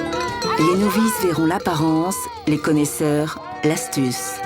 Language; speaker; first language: French; native; French